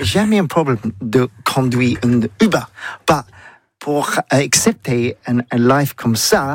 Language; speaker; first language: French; non-native, learner; English